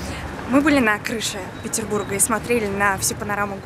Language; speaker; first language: Russian; native; Russian